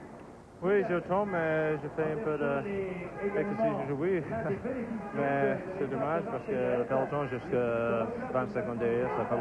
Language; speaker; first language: French; non-native, fluent; English